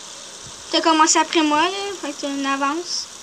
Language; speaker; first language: French; native; French